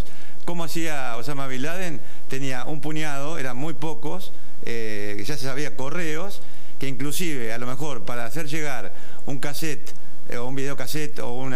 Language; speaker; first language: Spanish; native; Spanish